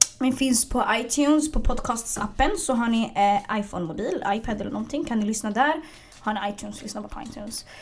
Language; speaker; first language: Swedish; early bilingual, other home language; Arabic